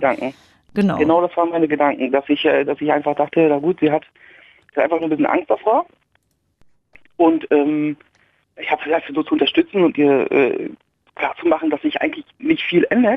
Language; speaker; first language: German; native; German